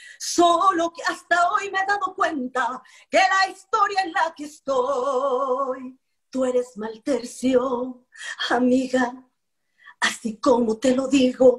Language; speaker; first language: Spanish; native; Spanish